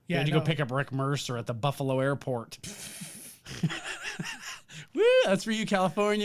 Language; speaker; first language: English; native; English